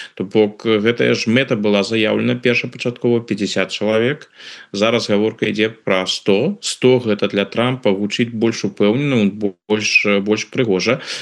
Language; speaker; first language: Belarusian; native; Belarusian